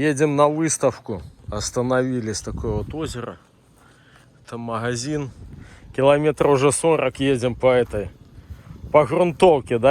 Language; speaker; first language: Russian; native; Russian